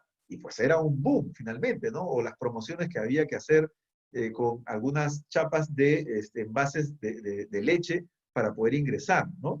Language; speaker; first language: Spanish; native; Spanish